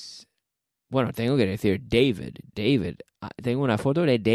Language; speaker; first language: Spanish; non-native, fluent; English